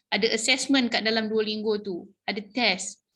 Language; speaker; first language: Malay; native; Malay